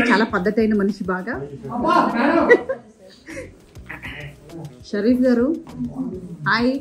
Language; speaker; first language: Telugu; native; Telugu